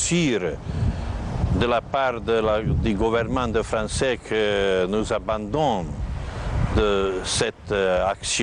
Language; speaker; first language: French; non-native, fluent; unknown